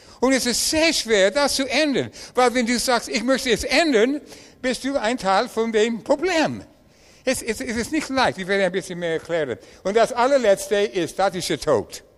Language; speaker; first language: German; non-native, learner; English